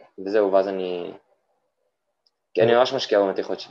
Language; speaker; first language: Hebrew; native; Hebrew